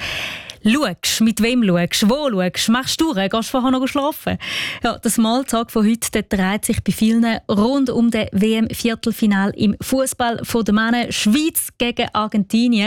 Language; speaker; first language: German; native; German